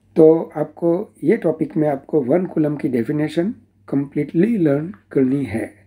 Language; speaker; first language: Hindi; non-native, local second language; Gujarati